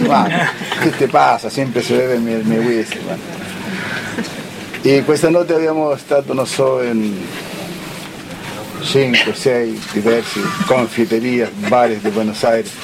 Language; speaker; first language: Italian; non-native, learner; Spanish